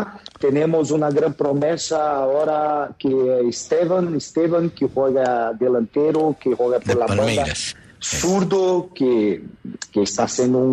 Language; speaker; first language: Spanish; non-native, fluent; Portuguese